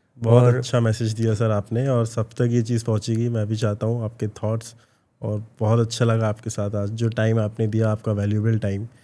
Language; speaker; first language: Hindi; native; Hindi